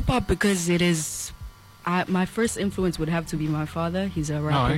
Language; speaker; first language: English; non-native, local second language; Zulu